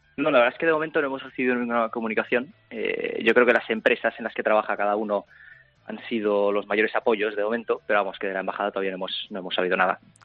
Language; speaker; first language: Spanish; native; Spanish